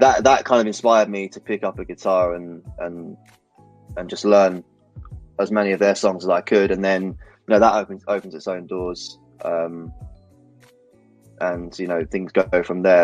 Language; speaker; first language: English; native; English